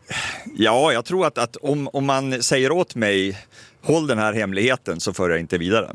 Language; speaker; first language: Swedish; native; Swedish